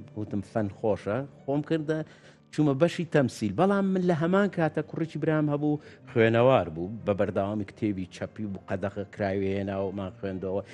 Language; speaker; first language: Central Kurdish; native; Central Kurdish